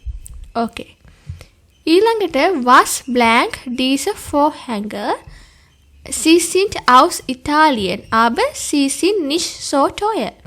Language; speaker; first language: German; non-native, fluent; Sinhala